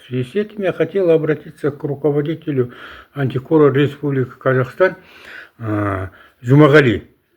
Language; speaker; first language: Russian; non-native, local second language; Kazakh